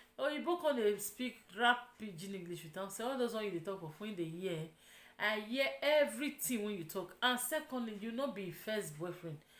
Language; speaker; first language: Nigerian Pidgin; non-native, local second language; Yoruba